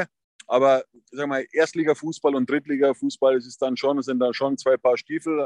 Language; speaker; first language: German; native; German